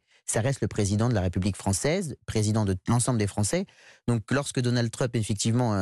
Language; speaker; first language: French; native; French